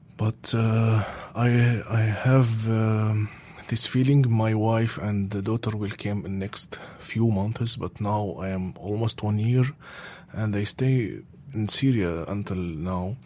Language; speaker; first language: English; non-native, learner; Arabic